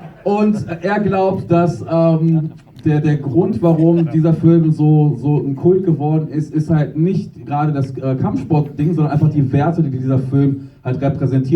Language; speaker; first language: German; native; German